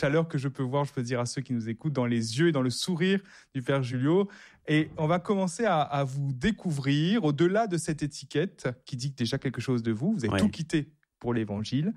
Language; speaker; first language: French; native; French